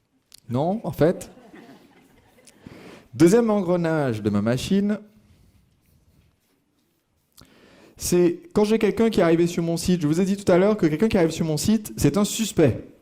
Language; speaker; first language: French; native; French